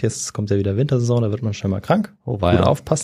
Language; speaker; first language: German; native; German